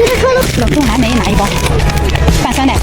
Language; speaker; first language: Chinese; native; Chinese